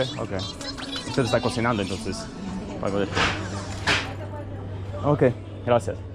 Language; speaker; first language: Spanish; non-native, fluent; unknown